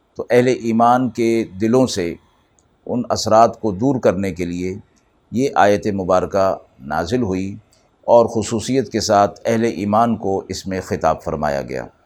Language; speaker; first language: Urdu; native; Urdu